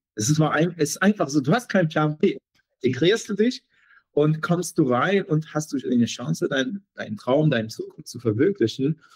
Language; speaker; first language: German; non-native, fluent; Arabic